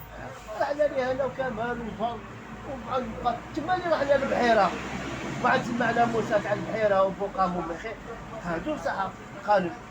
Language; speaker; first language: Arabic; native; Arabic